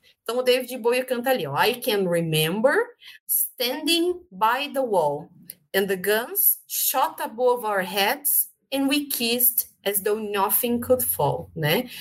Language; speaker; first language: English; non-native, fluent; Portuguese